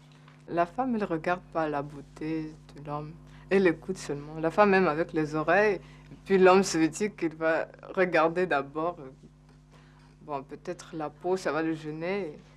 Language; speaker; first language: French; non-native, fluent; Russian